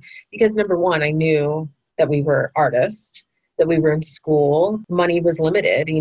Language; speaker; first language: English; native; English